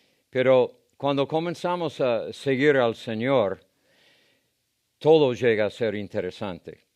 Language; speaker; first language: Spanish; non-native, fluent; English